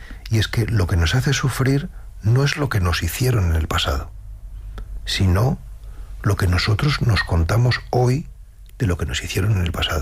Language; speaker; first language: Spanish; native; Spanish